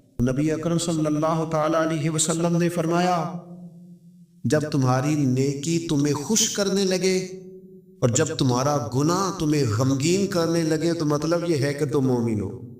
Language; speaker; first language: Urdu; non-native, local second language; Punjabi